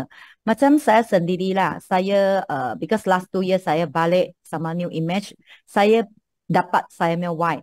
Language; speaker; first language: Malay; non-native, local second language; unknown